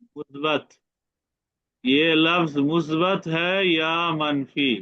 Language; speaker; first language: Hindi; non-native, fluent; Bangla